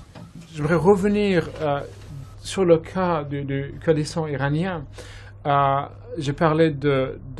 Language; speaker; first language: French; non-native, fluent; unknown